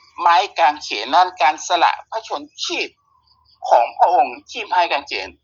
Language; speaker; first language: Thai; native; Thai